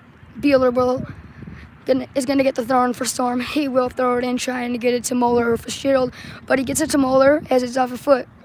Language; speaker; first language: English; native; English